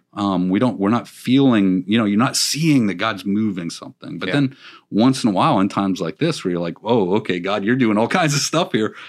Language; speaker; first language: English; native; English